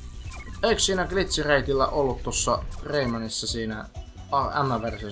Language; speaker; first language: Finnish; native; Finnish